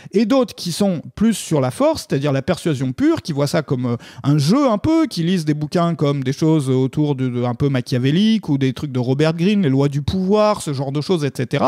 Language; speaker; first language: French; native; French